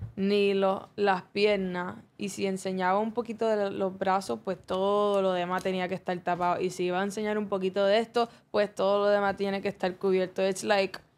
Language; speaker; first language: Spanish; early bilingual, heritage; Spanish